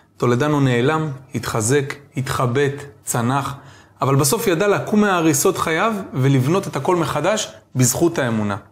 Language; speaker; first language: Hebrew; native; Hebrew